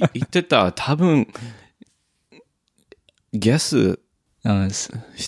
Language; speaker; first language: Japanese; non-native, learner; English